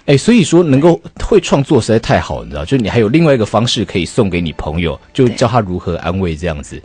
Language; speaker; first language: Chinese; native; Chinese